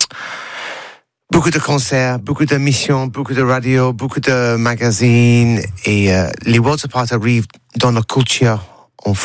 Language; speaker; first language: French; non-native, learner; English